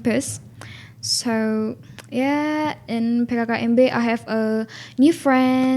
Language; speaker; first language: English; non-native, learner; Indonesian